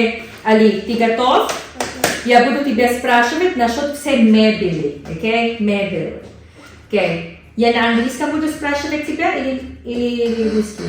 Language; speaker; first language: Russian; non-native, learner; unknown